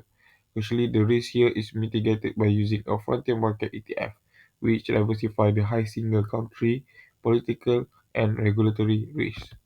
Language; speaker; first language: English; non-native, local second language; Malay